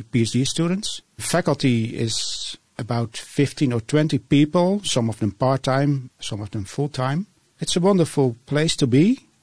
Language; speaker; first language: English; non-native, fluent; Dutch